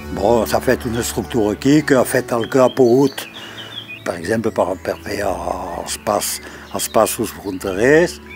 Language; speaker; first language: Catalan; non-native, local second language; French